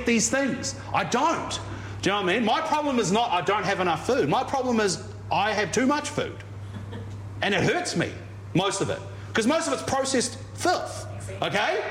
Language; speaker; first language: English; native; English